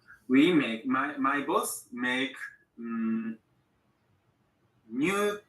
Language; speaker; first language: English; non-native, learner; Japanese